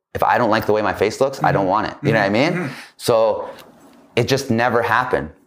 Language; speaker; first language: English; native; English